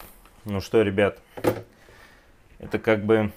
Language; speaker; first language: Russian; native; Russian